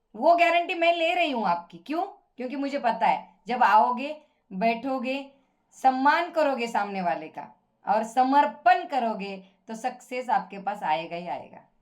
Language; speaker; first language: Hindi; non-native, local second language; Marathi